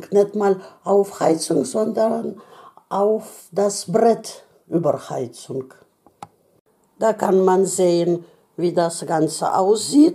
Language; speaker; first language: German; non-native, learner; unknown